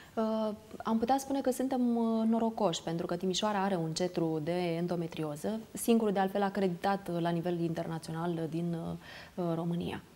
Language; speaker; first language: Romanian; native; Romanian